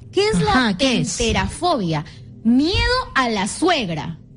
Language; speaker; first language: Spanish; native; Spanish